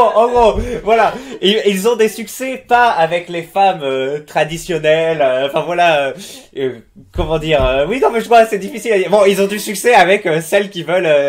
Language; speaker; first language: French; native; French